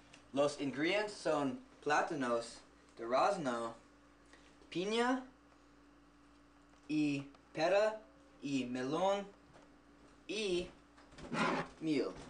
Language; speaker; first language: Spanish; non-native, learner; English